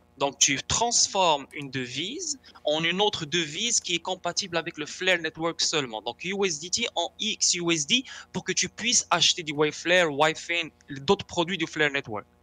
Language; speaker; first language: French; non-native, local second language; Arabic